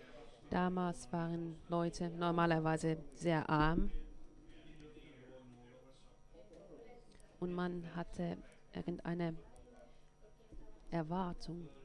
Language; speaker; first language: German; non-native, fluent; Finnish